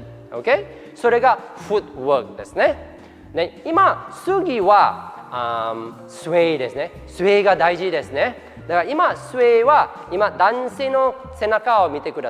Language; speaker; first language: Japanese; non-native, fluent; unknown